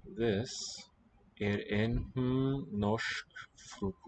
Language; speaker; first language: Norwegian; non-native, learner; English